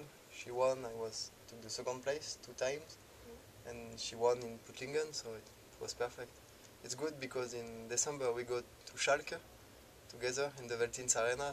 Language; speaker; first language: English; non-native, learner; French